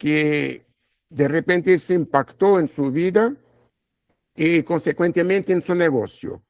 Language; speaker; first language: Spanish; non-native, learner; Portuguese